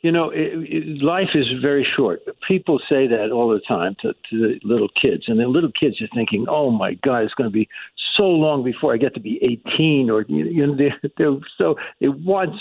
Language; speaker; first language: English; native; English